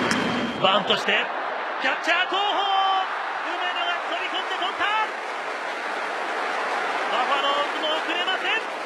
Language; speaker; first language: Japanese; native; Japanese